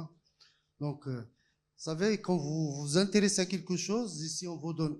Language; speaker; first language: French; non-native, local second language; Arabic